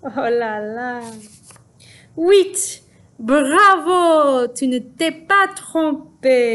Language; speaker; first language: French; non-native, fluent; English